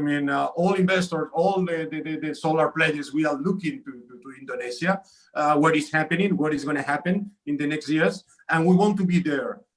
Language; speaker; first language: English; non-native, fluent; Spanish